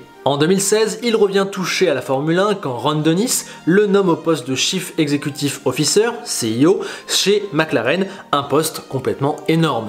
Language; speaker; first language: French; native; French